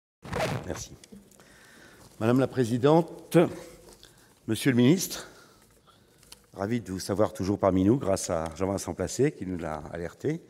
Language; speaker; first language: French; native; French